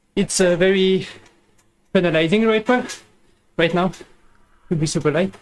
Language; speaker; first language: English; non-native, fluent; French